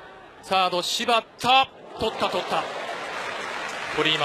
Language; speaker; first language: Japanese; native; Japanese